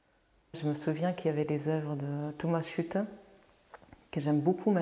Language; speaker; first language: French; non-native, fluent; German